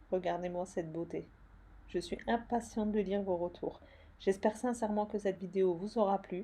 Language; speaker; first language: French; native; French